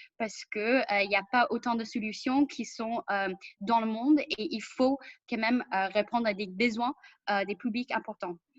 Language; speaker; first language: French; non-native, fluent; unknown